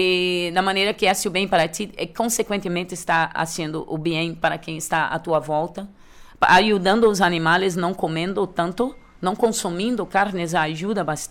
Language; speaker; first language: Spanish; non-native, learner; Portuguese